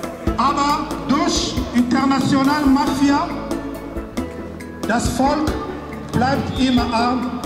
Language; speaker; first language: German; non-native, fluent; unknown